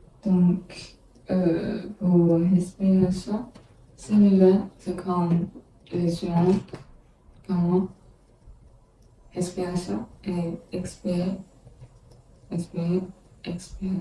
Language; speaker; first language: French; non-native, learner; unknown